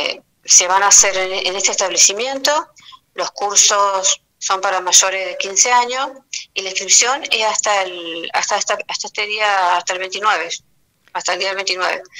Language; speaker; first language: Spanish; native; Spanish